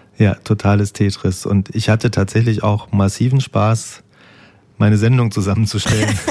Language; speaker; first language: German; native; German